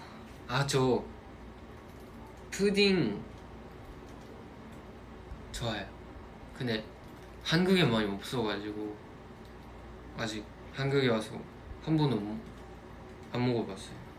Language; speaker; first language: Korean; non-native, fluent; Japanese